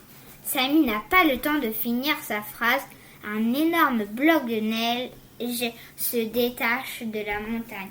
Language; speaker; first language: French; native; French